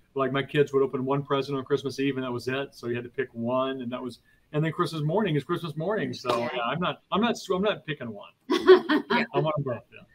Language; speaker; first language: English; native; English